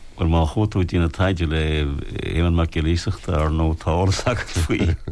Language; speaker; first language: Irish; native; Irish